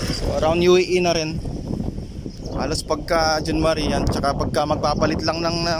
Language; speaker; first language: Filipino; non-native, local second language; Pampanga